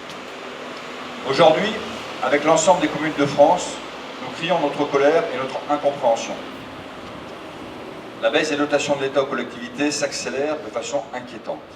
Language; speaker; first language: French; native; French